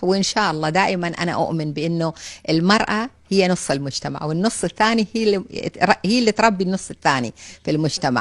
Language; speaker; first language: Arabic; native; Arabic